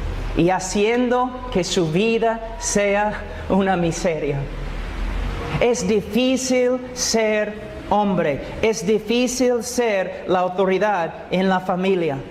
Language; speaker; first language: Spanish; non-native, fluent; English